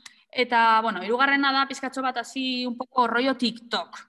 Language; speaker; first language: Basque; non-native, local second language; Spanish